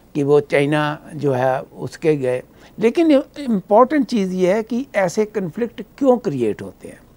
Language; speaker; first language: Hindi; native; Hindi